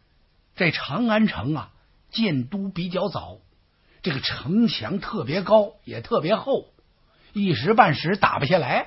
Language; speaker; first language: Chinese; native; Chinese